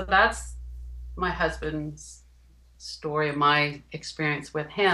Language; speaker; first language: English; native; English